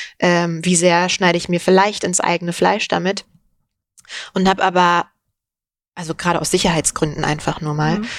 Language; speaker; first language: German; early bilingual, other home language; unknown